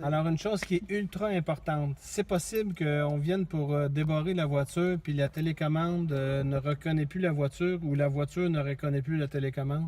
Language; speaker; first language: French; native; French